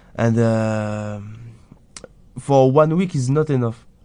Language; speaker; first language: English; non-native, learner; French